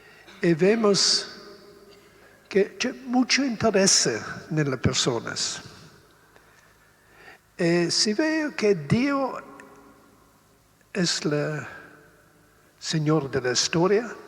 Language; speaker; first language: Spanish; non-native, learner; Italian